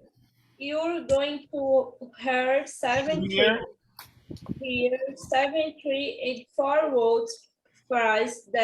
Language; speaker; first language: English; non-native, learner; Portuguese